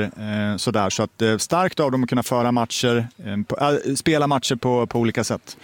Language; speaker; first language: Swedish; native; Swedish